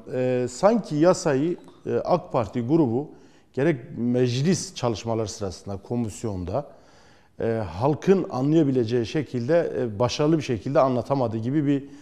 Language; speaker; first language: Turkish; native; Turkish